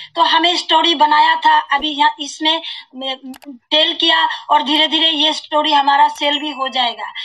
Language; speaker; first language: Hindi; non-native, local second language; Assamese